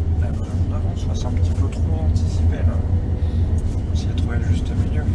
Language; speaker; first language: French; native; French